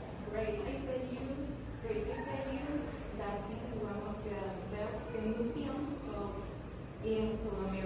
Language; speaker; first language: English; non-native, learner; Spanish